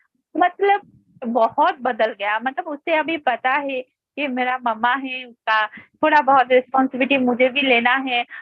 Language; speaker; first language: Hindi; non-native, local second language; Bangla